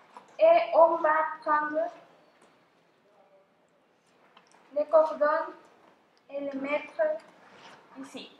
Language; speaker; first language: French; non-native, fluent; Spanish